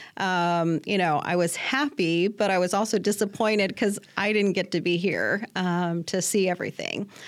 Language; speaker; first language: English; native; English